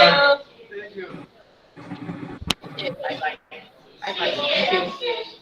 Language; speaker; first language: English; non-native, fluent; Chinese